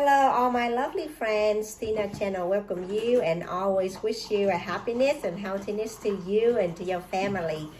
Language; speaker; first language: English; non-native, learner; Vietnamese